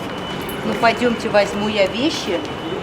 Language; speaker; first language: Russian; native; Russian